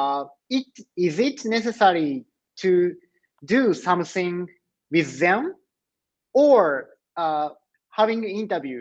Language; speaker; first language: English; non-native, learner; Japanese